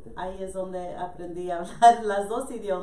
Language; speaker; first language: Spanish; early bilingual, heritage; Spanish